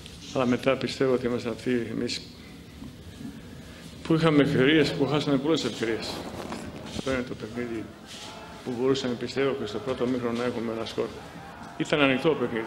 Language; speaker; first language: Greek; non-native, fluent; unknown